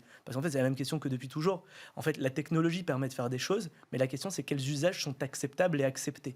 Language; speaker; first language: French; native; French